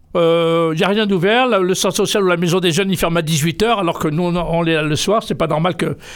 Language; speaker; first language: French; native; French